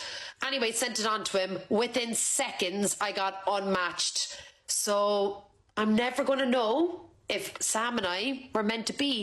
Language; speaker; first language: English; native; English